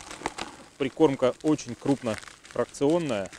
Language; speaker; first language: Russian; native; Russian